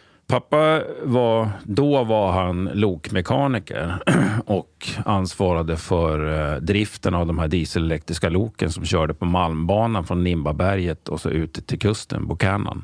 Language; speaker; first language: Swedish; native; Swedish